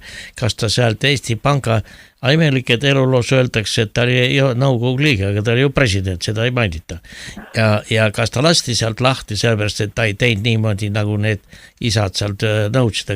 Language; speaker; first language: Estonian; native; Estonian